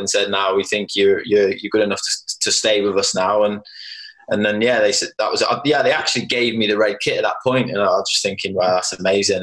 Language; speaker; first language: English; native; English